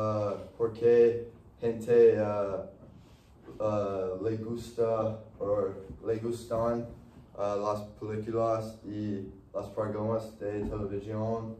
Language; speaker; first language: Spanish; non-native, learner; English